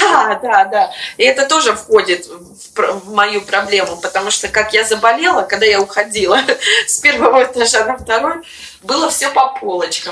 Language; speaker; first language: Russian; native; Russian